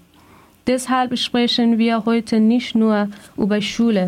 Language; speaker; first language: German; non-native, fluent; Persian